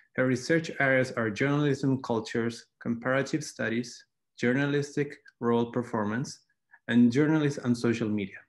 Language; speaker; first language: English; non-native, fluent; Spanish